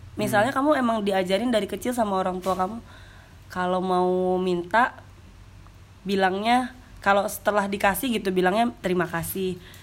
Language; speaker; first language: Indonesian; native; Indonesian